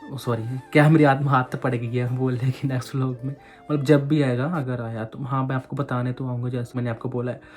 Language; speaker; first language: Hindi; non-native, local second language; Punjabi